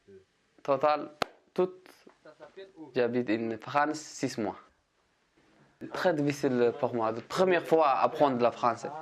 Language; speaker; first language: French; non-native, learner; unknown